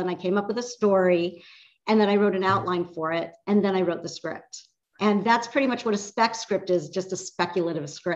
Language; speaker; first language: English; native; English